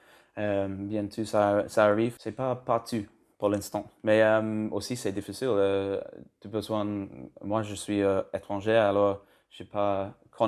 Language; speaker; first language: French; non-native, learner; English